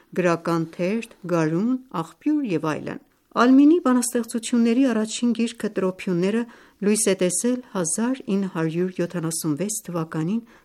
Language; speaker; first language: Armenian; early bilingual, heritage; Armenian